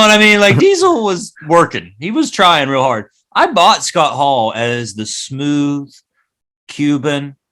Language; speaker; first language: English; native; English